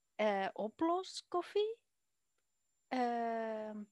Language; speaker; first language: Dutch; non-native, fluent; Spanish